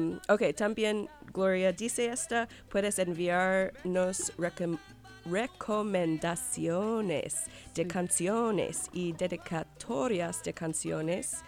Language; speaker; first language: Spanish; non-native, learner; English